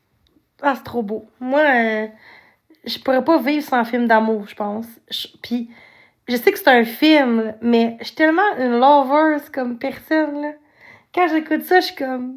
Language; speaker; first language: French; native; French